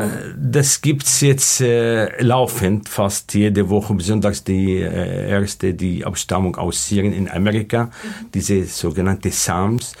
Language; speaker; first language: German; non-native, learner; Arabic